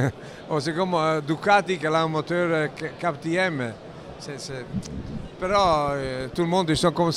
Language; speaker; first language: French; non-native, fluent; Italian